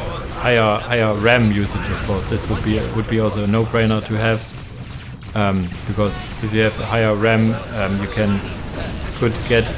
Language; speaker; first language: English; non-native, fluent; German